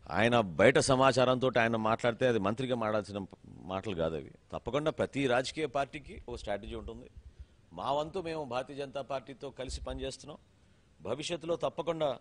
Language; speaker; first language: Telugu; native; Telugu